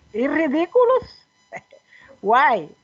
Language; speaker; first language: English; non-native, learner; Spanish